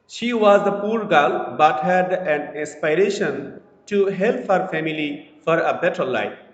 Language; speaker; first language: English; non-native, local second language; Bangla